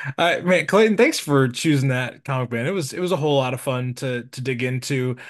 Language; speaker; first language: English; native; English